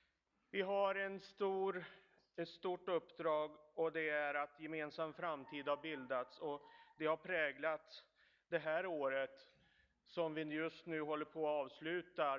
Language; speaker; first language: Swedish; native; Swedish